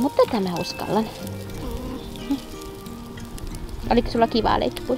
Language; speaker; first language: Finnish; native; Finnish